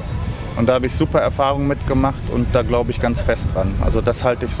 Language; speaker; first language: German; native; German